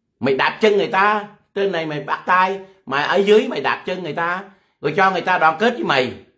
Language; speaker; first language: Vietnamese; non-native, local second language; Khmer